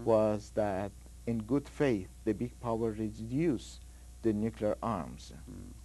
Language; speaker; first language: English; non-native, fluent; Persian